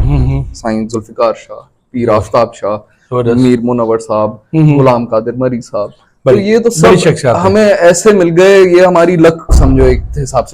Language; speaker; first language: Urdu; non-native, local second language; Sindhi